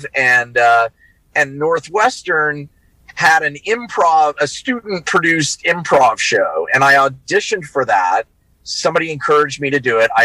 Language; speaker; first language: English; native; English